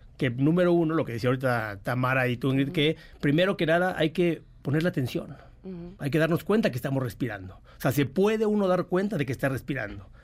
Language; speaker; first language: Spanish; native; Spanish